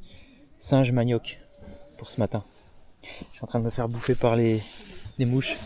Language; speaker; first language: French; native; French